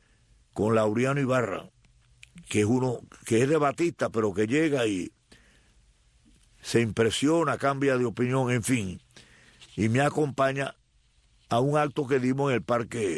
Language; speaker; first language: Spanish; native; Spanish